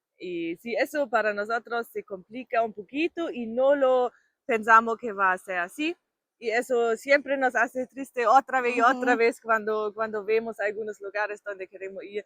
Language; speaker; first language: Spanish; non-native, fluent; German